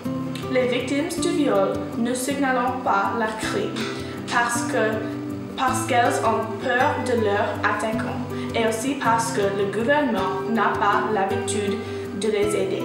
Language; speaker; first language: French; non-native, learner; English